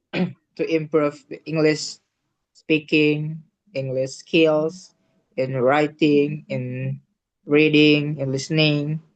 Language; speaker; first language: English; non-native, learner; Indonesian